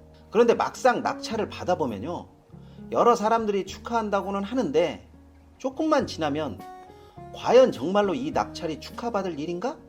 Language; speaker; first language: Korean; native; Korean